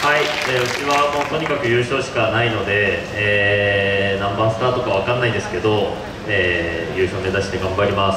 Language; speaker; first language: Japanese; native; Japanese